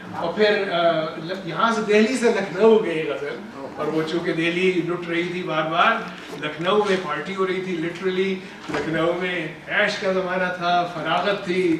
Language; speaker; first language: Urdu; native; Urdu